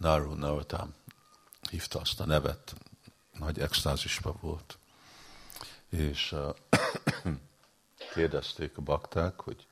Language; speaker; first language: Hungarian; early bilingual, heritage; Hungarian